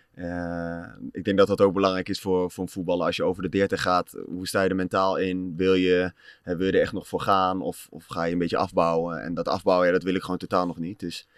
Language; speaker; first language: Dutch; native; Dutch